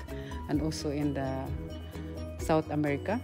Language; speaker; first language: English; non-native, learner; Filipino